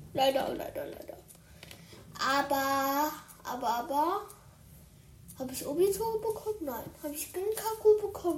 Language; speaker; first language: German; early bilingual, other home language; Chinese